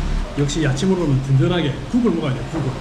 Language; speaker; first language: Korean; native; Korean